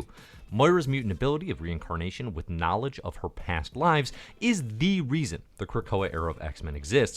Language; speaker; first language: English; native; English